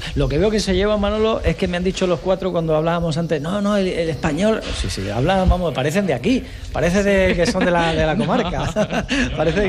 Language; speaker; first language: Spanish; native; Spanish